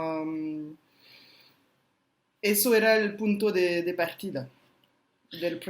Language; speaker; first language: Spanish; non-native, fluent; French